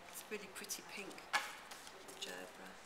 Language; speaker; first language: English; native; English